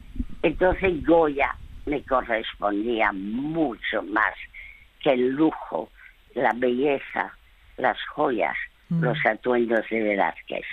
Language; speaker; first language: Spanish; early bilingual, other home language; French